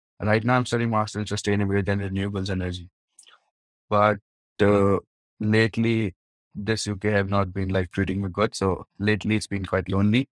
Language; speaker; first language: English; non-native, local second language; Hindi